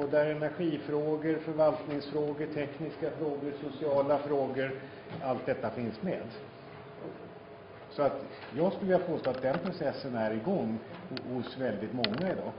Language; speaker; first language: Swedish; native; Swedish